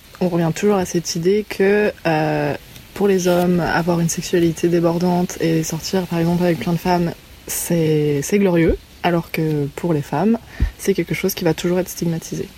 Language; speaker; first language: French; native; French